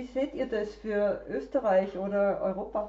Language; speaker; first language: German; native; German